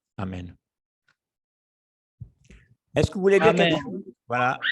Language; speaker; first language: French; native; French